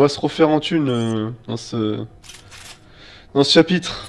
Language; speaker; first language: French; native; French